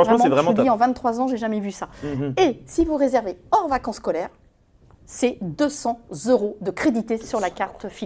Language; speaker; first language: French; native; French